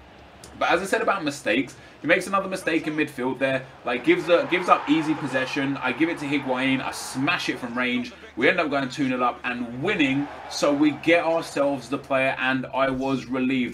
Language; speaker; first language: English; native; English